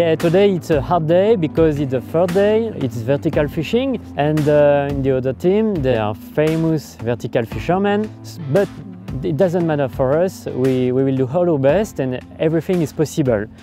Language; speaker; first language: English; non-native, fluent; French